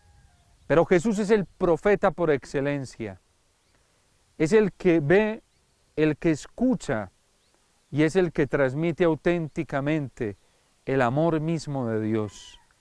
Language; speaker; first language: Spanish; native; Spanish